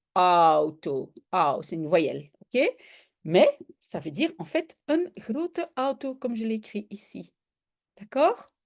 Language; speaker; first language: French; native; French